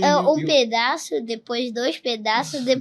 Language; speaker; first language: Portuguese; early bilingual, heritage; Portuguese